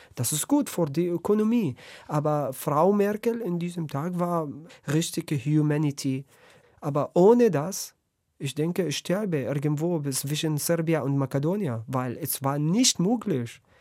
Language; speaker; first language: German; non-native, learner; Arabic